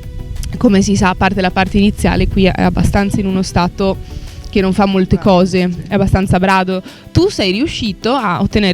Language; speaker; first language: Italian; native; Italian